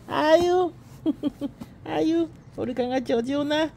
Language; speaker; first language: Korean; native; Korean